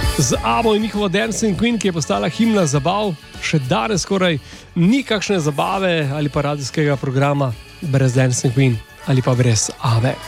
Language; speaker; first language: Slovenian; native; Slovenian